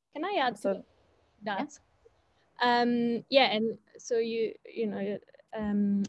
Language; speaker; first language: English; non-native, fluent; Italian